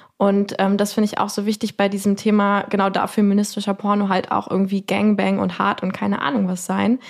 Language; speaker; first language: German; non-native, fluent; Spanish